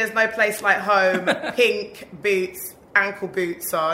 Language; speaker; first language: English; native; English